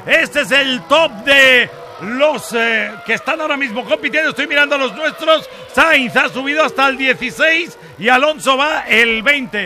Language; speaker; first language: Spanish; native; Spanish